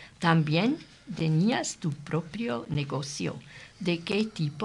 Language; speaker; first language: Spanish; non-native, learner; German